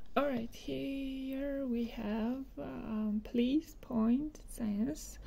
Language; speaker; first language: English; non-native, fluent; Georgian